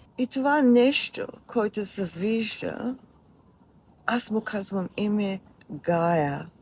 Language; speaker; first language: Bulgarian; early bilingual, heritage; Bulgarian